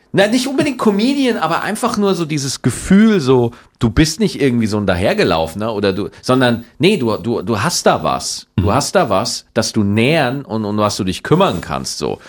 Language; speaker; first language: German; native; German